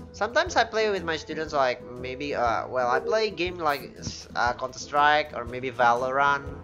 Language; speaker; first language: English; non-native, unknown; Indonesian